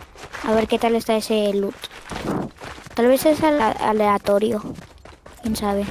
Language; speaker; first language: Spanish; native; Spanish